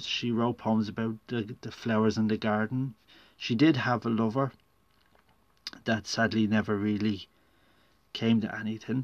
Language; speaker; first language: English; native; English